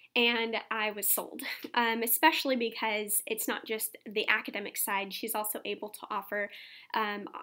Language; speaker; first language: English; native; English